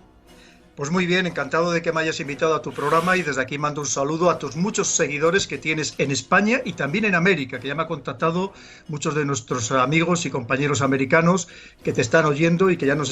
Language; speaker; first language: Spanish; native; Spanish